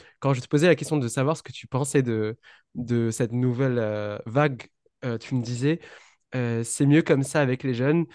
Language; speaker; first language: French; non-native, local second language; Arabic